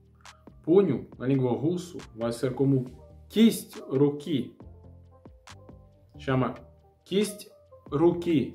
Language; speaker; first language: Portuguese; non-native, learner; Russian